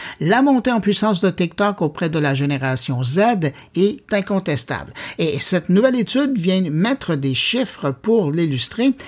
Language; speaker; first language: French; native; French